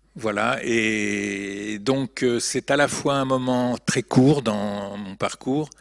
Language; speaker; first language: French; native; French